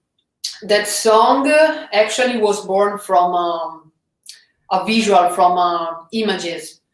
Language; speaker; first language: English; non-native, fluent; Italian